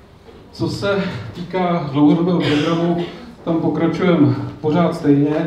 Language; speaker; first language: Czech; native; Czech